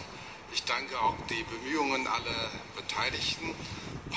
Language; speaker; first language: German; non-native, fluent; Chinese